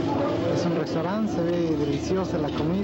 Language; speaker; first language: Spanish; native; Spanish